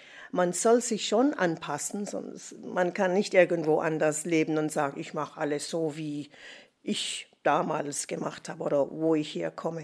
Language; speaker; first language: German; non-native, fluent; English